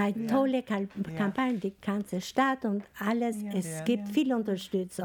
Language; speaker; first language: German; non-native, learner; Albanian